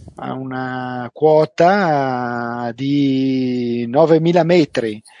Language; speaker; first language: Italian; native; Italian